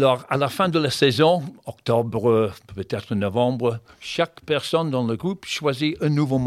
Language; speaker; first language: French; non-native, fluent; English